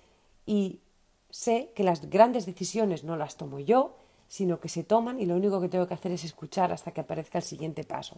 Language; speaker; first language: Spanish; native; Spanish